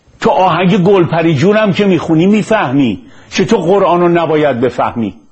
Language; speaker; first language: Persian; native; Persian